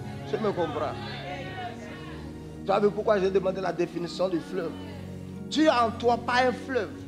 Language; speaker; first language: French; non-native, local second language; Fon